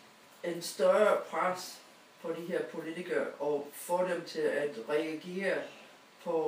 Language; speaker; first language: Danish; non-native, fluent; English